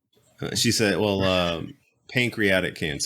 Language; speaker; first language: English; native; English